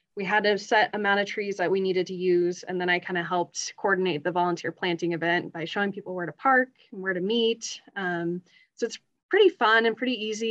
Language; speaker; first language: English; native; English